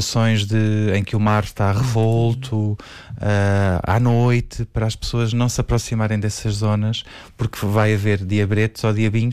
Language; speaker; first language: Portuguese; native; Portuguese